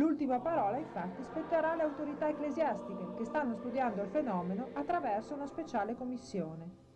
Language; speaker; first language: Italian; native; Italian